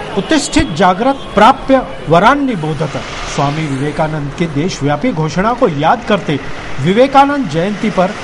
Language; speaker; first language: Hindi; non-native, local second language; Marathi